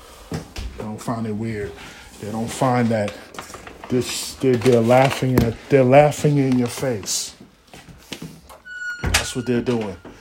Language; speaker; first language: English; native; English